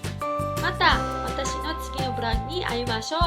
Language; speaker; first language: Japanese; non-native, fluent; Filipino